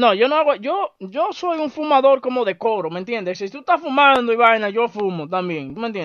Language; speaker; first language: Spanish; early bilingual, heritage; Spanish